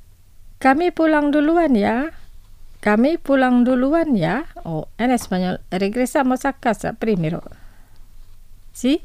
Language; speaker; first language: Spanish; non-native, fluent; Indonesian